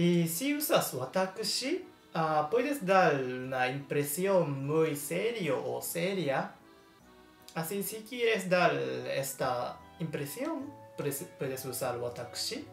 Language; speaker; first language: Spanish; non-native, learner; Japanese